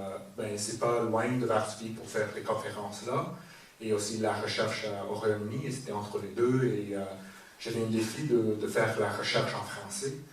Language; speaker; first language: French; non-native, fluent; English